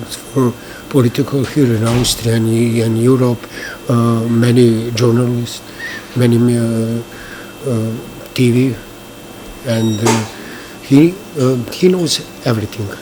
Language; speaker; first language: English; non-native, learner; Bosnian